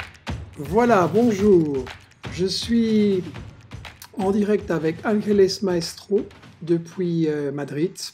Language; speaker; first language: French; native; French